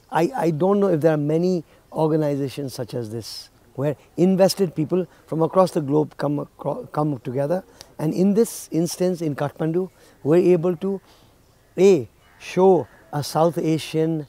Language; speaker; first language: English; non-native, local second language; Nepali